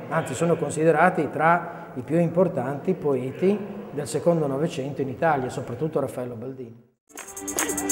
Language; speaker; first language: Italian; non-native, local second language; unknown